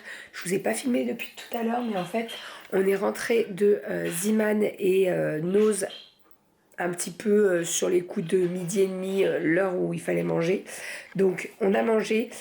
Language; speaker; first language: French; native; French